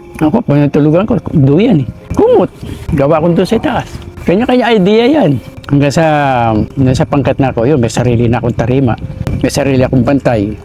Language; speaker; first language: Filipino; native; Filipino